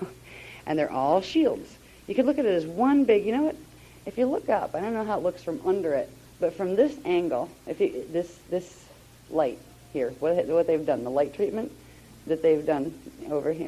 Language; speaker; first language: English; native; English